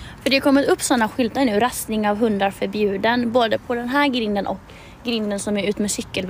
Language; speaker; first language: Swedish; native; Swedish